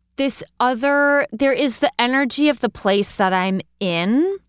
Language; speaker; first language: English; native; English